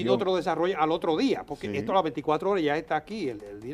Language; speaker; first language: Spanish; native; Spanish